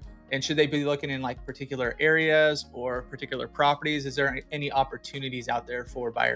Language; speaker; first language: English; native; English